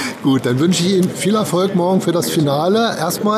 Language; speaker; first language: German; native; German